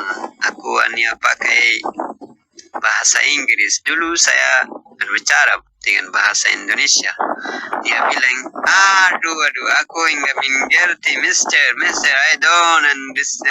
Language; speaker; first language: Indonesian; non-native, learner; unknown